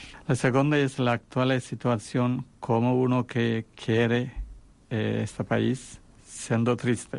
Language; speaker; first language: Spanish; non-native, fluent; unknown